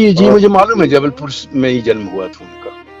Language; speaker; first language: Hindi; native; Hindi